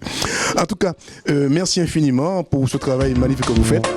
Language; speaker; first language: French; native; French